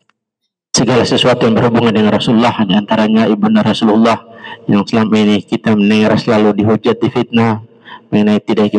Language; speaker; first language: Indonesian; native; Indonesian